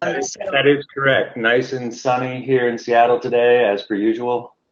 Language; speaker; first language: English; native; English